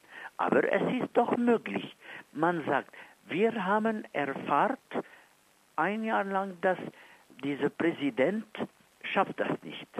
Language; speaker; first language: German; non-native, fluent; Arabic